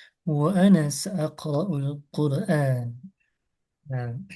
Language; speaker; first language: Arabic; non-native, fluent; Indonesian